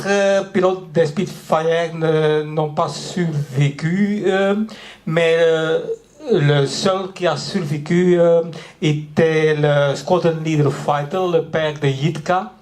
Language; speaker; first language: French; non-native, local second language; Dutch